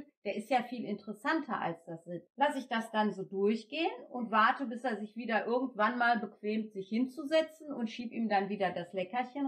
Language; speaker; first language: German; native; German